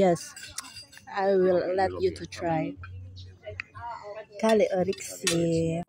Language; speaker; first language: English; non-native, learner; Filipino